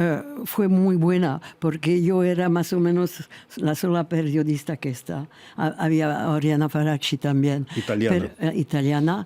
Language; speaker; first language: Spanish; non-native, fluent; French